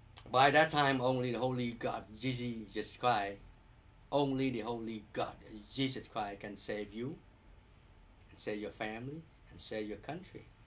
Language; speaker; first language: English; non-native, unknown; Vietnamese